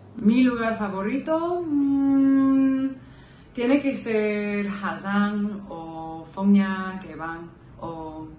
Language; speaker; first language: Spanish; non-native, fluent; English